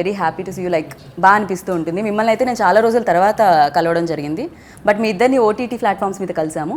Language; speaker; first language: Telugu; native; Telugu